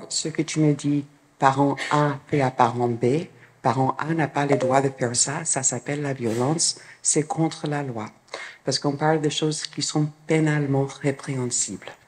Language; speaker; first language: French; non-native, fluent; English